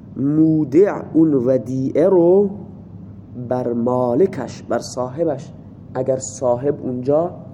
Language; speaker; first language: Persian; non-native, local second language; Baluchi